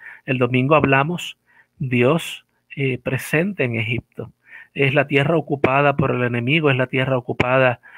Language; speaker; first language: Spanish; native; Spanish